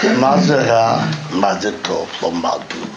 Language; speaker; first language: Hebrew; non-native, fluent; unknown